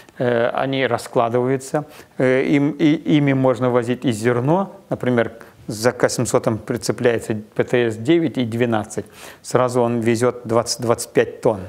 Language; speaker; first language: Russian; non-native, local second language; Kazakh